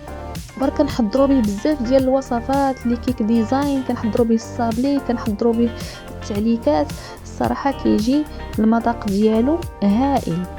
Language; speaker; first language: Arabic; native; Arabic